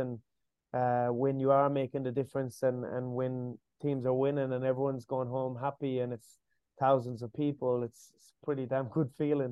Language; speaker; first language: English; native; English